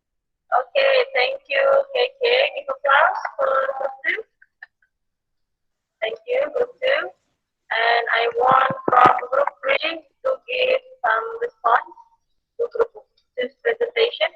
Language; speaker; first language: English; non-native, fluent; Indonesian